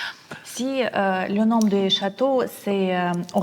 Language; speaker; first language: French; non-native, learner; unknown